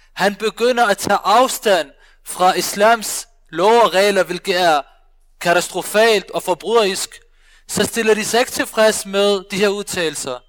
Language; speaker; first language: Danish; early bilingual, other home language; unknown